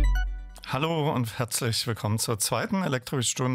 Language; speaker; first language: German; native; German